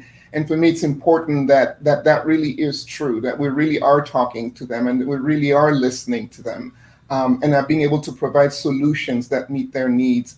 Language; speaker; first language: English; non-native, fluent; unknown